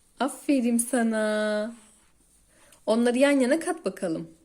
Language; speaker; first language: Turkish; native; Turkish